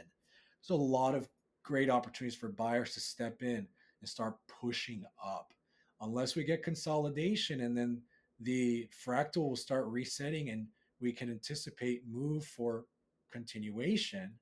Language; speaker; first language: English; native; English